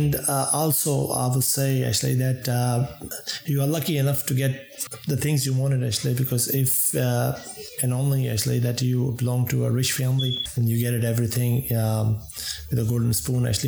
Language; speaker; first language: English; non-native, local second language; Urdu